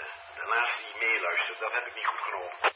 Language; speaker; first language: Dutch; native; Dutch